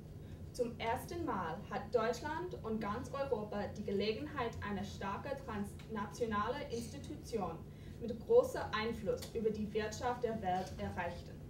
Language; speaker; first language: German; non-native, fluent; English